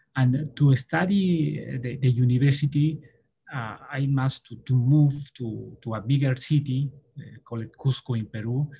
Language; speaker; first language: English; non-native, learner; Spanish